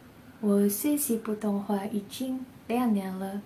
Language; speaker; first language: Chinese; non-native, learner; Indonesian